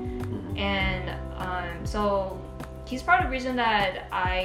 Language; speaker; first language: English; non-native, local second language; Cantonese